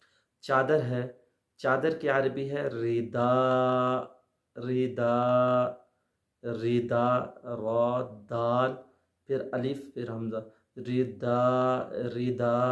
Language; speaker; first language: Urdu; native; Urdu